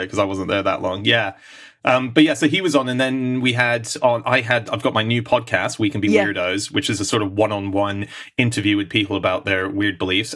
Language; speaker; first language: English; native; English